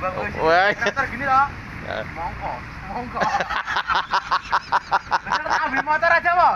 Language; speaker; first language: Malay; non-native, local second language; Javanese